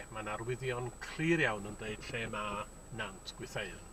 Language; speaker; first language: Welsh; native; Welsh